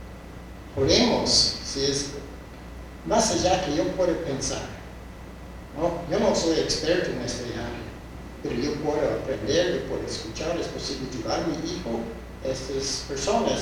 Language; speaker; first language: Spanish; non-native, fluent; English